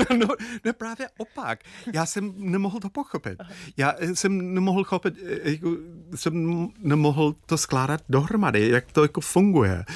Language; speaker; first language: Czech; non-native, fluent; English